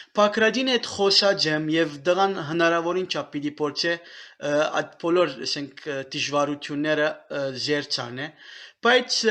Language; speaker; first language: Armenian; native; Armenian